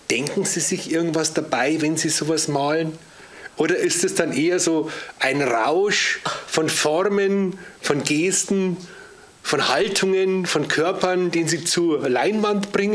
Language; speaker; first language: German; native; German